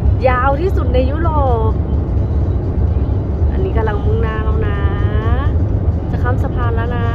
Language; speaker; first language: Thai; native; Thai